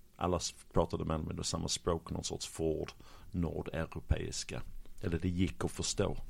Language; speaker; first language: Swedish; non-native, fluent; English